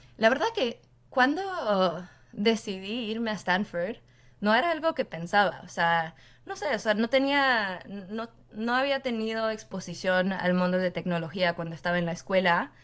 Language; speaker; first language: Spanish; non-native, fluent; Portuguese